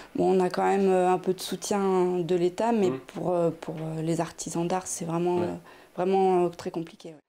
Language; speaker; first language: French; native; French